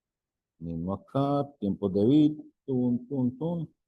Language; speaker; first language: Spanish; native; Spanish